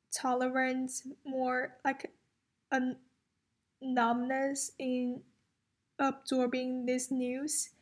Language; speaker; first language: English; non-native, fluent; Chinese